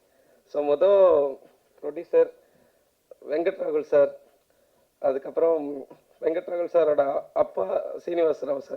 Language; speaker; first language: Tamil; native; Tamil